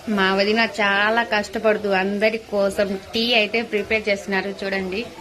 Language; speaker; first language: Telugu; non-native, local second language; Urdu